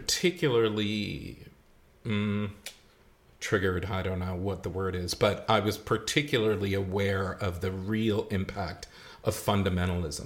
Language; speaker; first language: English; native; English